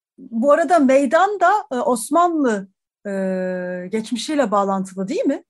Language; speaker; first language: Turkish; native; Turkish